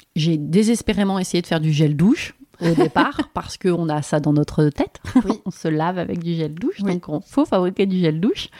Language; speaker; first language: French; native; French